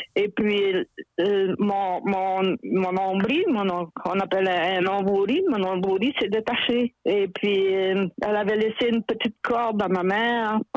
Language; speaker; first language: French; native; French